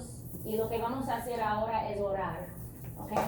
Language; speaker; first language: Spanish; non-native, fluent; English